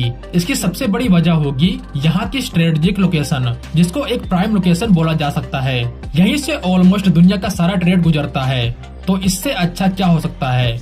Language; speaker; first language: Hindi; native; Hindi